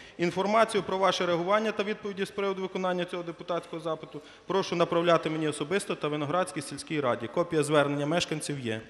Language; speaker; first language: Ukrainian; native; Ukrainian